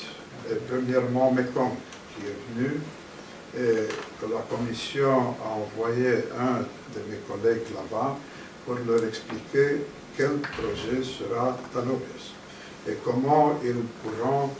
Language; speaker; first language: French; non-native, fluent; Romanian